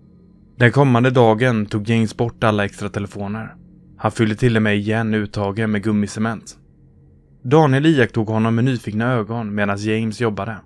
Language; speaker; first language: Swedish; native; Swedish